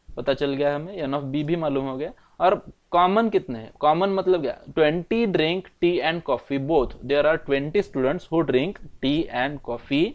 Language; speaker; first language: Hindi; non-native, local second language; Marathi